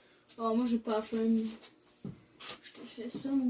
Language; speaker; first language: French; native; French